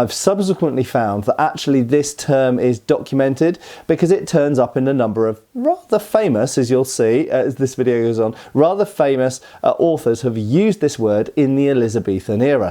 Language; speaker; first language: English; native; English